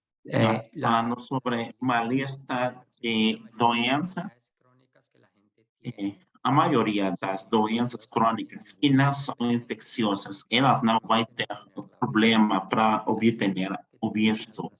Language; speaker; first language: Portuguese; non-native, fluent; Spanish